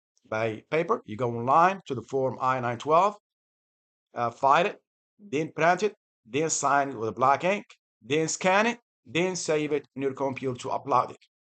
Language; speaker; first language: English; non-native, fluent; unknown